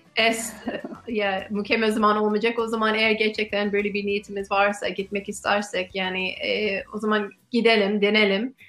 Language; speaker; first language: Turkish; non-native, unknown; English